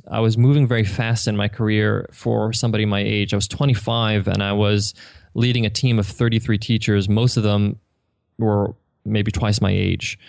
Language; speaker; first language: English; native; English